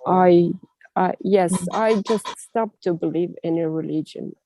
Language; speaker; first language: English; non-native, learner; Russian